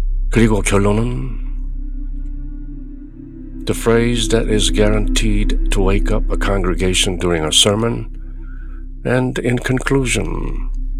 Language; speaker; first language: English; non-native, fluent; Korean